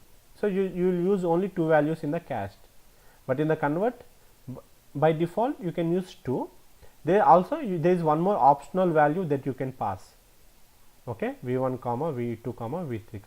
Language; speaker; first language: English; non-native, local second language; Telugu